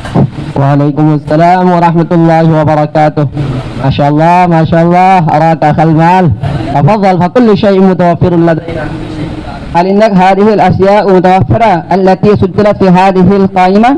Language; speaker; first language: Arabic; non-native, learner; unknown